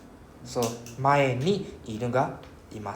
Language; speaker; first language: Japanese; non-native, fluent; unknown